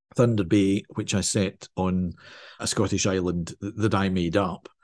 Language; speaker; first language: English; native; English